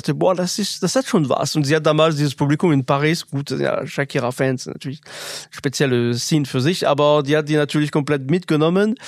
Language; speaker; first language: German; non-native, fluent; French